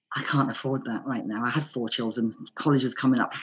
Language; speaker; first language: English; native; English